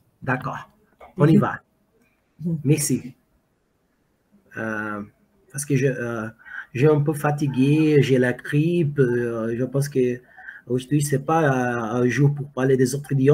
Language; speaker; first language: French; non-native, fluent; Portuguese